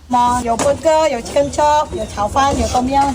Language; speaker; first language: Chinese; non-native, local second language; Malay